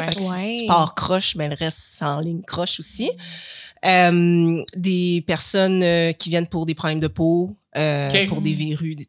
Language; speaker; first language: French; native; French